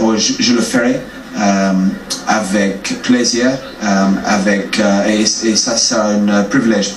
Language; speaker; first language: French; non-native, fluent; English